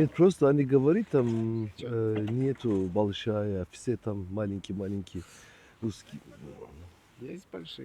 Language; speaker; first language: Russian; non-native, learner; Turkish